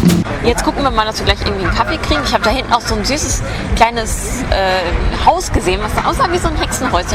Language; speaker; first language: German; native; German